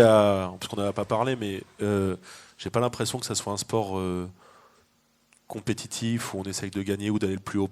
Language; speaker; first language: French; native; French